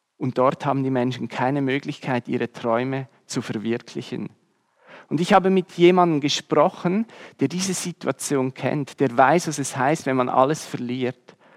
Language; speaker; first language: German; native; German